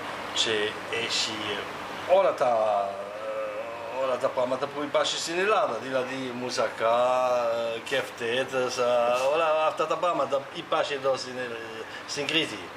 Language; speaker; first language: Greek; non-native, fluent; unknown